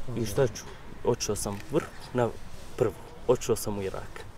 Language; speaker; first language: Croatian; non-native, learner; Kurdish